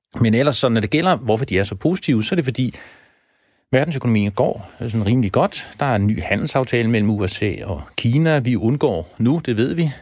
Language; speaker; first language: Danish; native; Danish